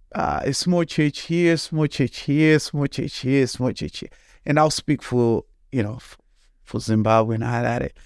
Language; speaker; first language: English; non-native, local second language; Shona